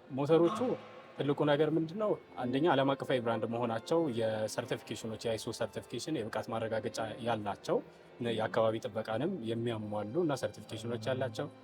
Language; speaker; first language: Amharic; native; Amharic